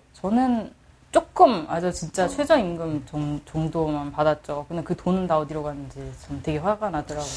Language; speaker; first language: Korean; early bilingual, heritage; Korean